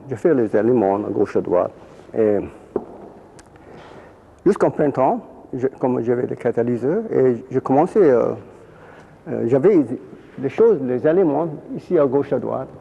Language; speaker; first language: French; non-native, fluent; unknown